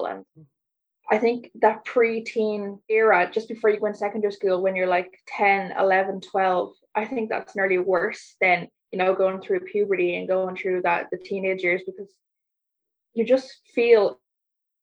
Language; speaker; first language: English; native; English